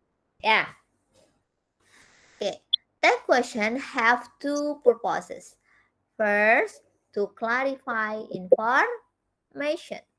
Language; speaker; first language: English; non-native, fluent; Indonesian